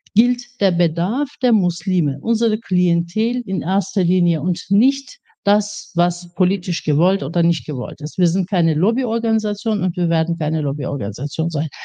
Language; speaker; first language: German; native; German